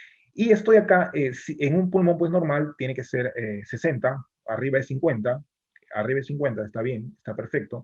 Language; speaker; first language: Spanish; native; Spanish